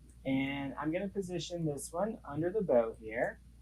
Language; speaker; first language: English; native; English